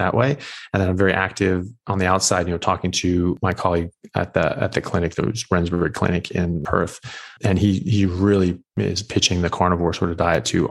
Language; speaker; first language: English; native; English